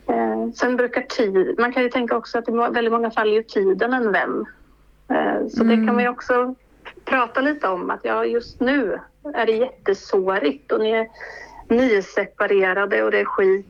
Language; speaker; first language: Swedish; native; Swedish